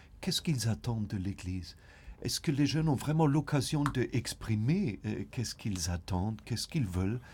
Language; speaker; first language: French; non-native, fluent; German